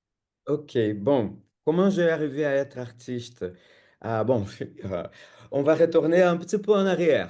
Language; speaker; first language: French; non-native, fluent; Portuguese